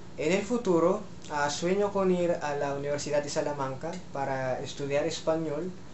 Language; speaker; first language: Spanish; non-native, fluent; Filipino